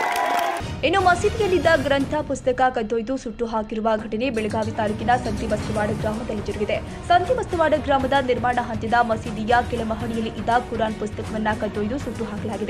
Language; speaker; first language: Kannada; native; Kannada